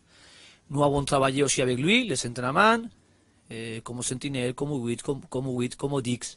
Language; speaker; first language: French; non-native, learner; Spanish